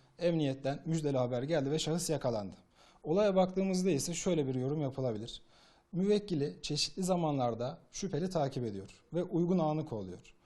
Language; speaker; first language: Turkish; native; Turkish